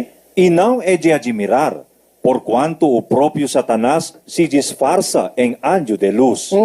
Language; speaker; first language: Portuguese; native; Portuguese